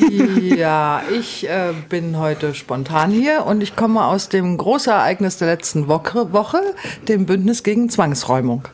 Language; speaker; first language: German; native; German